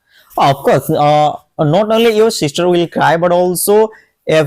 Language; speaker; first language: English; non-native, local second language; Odia